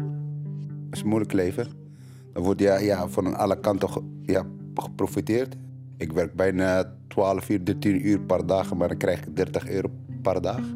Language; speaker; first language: Dutch; non-native, learner; Arabic